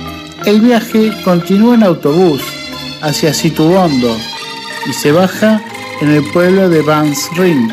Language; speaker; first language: Spanish; non-native, fluent; Indonesian